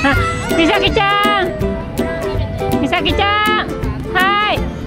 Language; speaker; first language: Japanese; non-native, fluent; Filipino